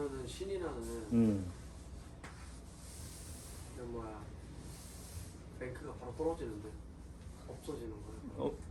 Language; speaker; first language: Korean; early bilingual, heritage; Korean